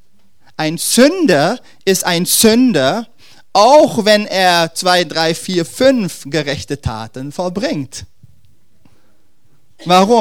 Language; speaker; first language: German; non-native, fluent; Dutch